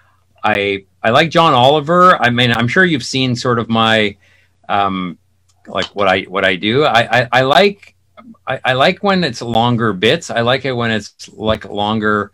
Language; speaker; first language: English; native; English